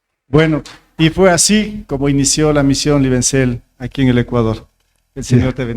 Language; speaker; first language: Spanish; native; Spanish